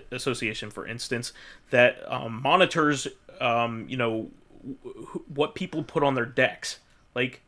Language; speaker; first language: English; native; English